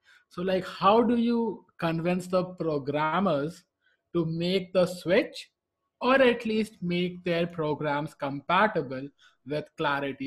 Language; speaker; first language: English; non-native, local second language; Hindi